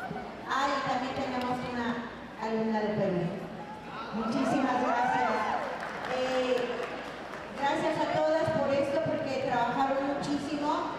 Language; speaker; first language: Spanish; native; Spanish